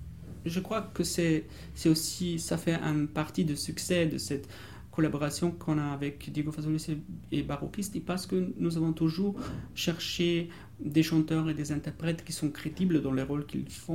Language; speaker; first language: French; non-native, fluent; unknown